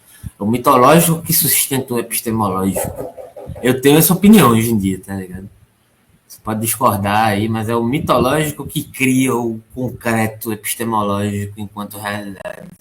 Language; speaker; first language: Portuguese; native; Portuguese